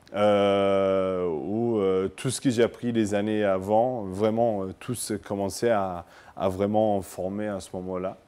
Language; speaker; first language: French; non-native, fluent; English